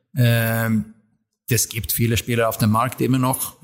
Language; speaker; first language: German; non-native, learner; Swedish